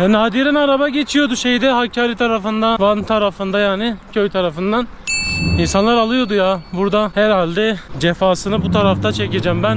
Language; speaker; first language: Turkish; native; Turkish